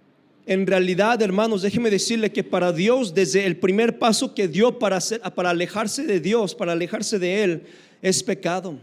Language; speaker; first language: Spanish; native; Spanish